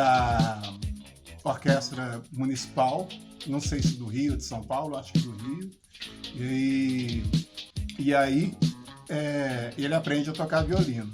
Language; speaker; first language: Portuguese; native; Portuguese